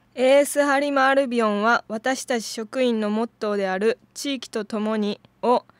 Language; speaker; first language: Japanese; native; Japanese